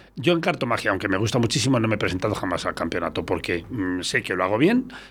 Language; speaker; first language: Spanish; native; Spanish